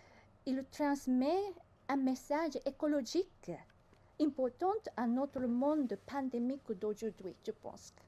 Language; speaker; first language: French; non-native, learner; Japanese